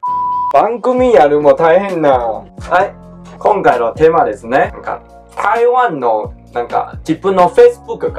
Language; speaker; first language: Japanese; non-native, learner; Chinese